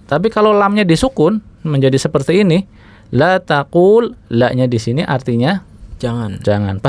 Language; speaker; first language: Indonesian; native; Indonesian